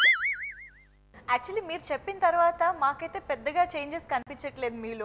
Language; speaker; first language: Telugu; native; Telugu